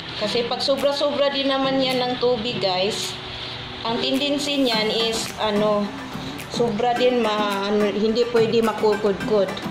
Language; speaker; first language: Filipino; non-native, local second language; Cebuano